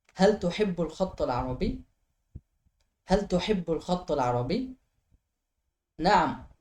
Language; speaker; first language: Arabic; non-native, fluent; Bangla